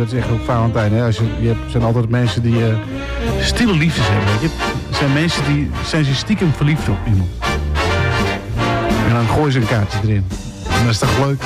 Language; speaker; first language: Dutch; native; Dutch